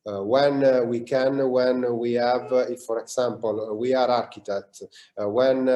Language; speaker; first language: English; non-native, learner; Italian